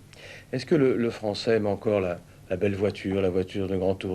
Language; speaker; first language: French; native; French